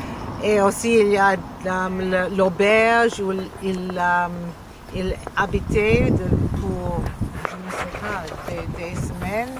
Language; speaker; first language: French; non-native, learner; English